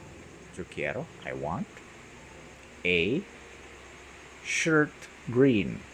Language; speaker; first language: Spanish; non-native, learner; English